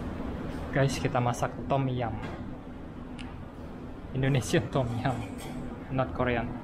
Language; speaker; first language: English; non-native, learner; Indonesian